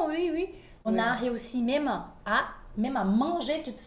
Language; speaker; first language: French; non-native, fluent; Portuguese